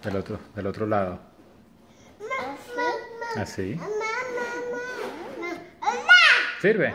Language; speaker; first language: Spanish; native; Spanish